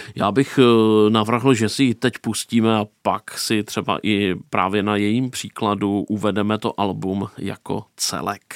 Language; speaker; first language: Czech; native; Czech